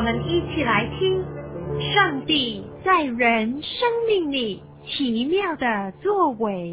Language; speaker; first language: Chinese; native; Chinese